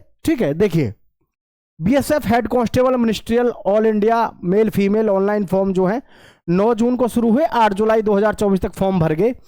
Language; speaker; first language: Hindi; native; Hindi